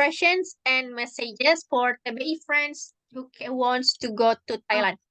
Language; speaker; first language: English; non-native, learner; Indonesian